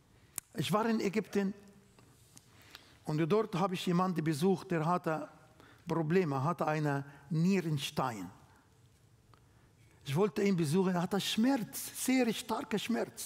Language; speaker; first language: German; non-native, learner; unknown